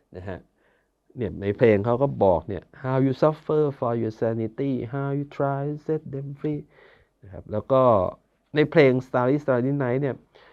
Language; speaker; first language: Thai; native; Thai